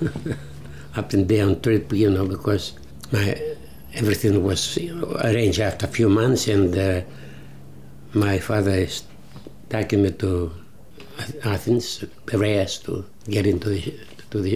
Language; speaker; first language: English; non-native, learner; Greek